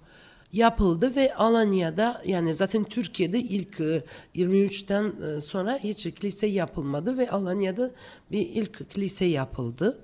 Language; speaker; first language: Turkish; non-native, fluent; Georgian